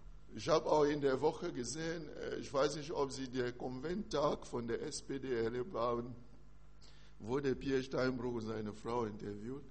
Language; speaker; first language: German; non-native, learner; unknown